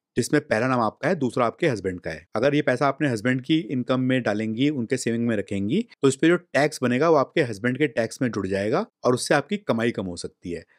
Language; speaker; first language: Hindi; native; Hindi